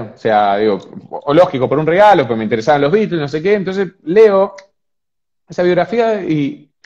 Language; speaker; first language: Spanish; native; Spanish